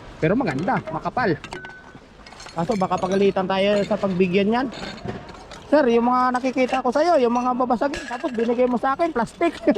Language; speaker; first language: Filipino; non-native, local second language; Cebuano